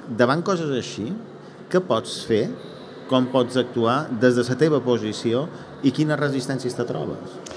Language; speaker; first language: Catalan; native; Catalan